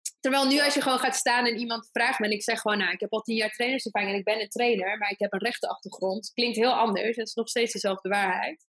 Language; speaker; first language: Dutch; early bilingual, other home language; Persian